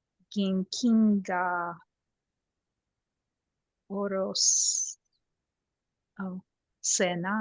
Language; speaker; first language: Japanese; non-native, learner; English